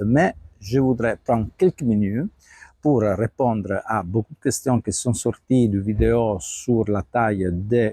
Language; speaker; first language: French; non-native, fluent; Italian